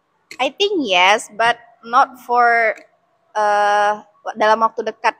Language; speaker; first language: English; non-native, learner; Indonesian